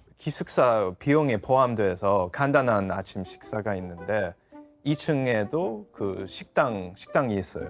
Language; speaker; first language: Korean; non-native, fluent; English